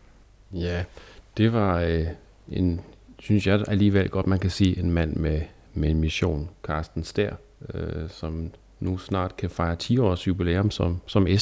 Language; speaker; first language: Danish; native; Danish